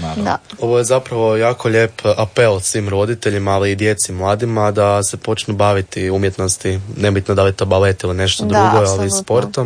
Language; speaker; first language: Serbian; native; Serbian